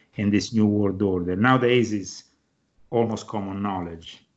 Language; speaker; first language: English; non-native, fluent; Italian